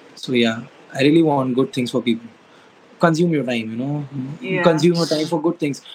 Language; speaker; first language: English; non-native, local second language; Hindi